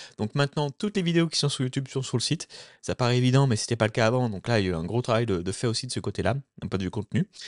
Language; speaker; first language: French; native; French